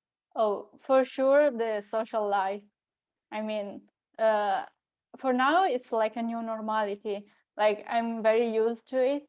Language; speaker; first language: English; non-native, fluent; Italian